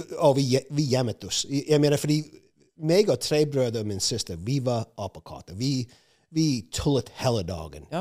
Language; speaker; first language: Norwegian; non-native, fluent; English